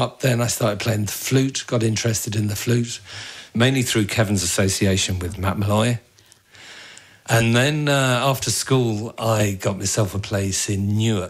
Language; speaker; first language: English; native; English